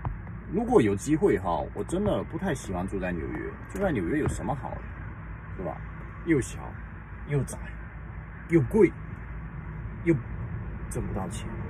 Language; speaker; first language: Chinese; native; Chinese